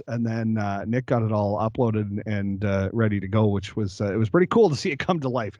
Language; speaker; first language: English; native; English